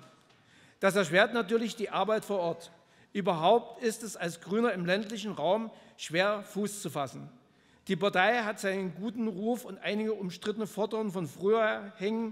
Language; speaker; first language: German; native; German